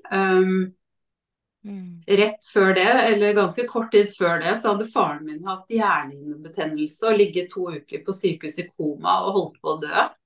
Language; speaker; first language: Norwegian; native; Norwegian